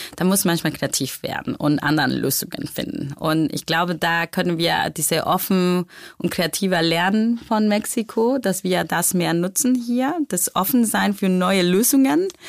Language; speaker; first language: German; non-native, fluent; Spanish